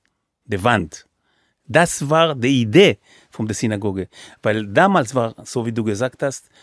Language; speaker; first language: German; non-native, fluent; Hebrew